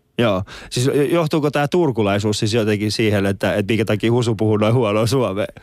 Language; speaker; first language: Finnish; non-native, fluent; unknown